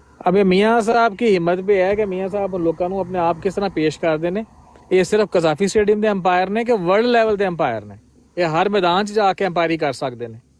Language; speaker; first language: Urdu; non-native, local second language; Punjabi